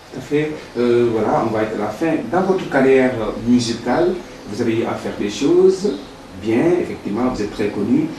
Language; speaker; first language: French; non-native, local second language; Wolof